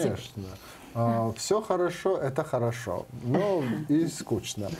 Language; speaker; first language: Russian; non-native, learner; Georgian